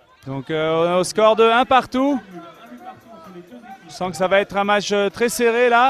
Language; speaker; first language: French; native; French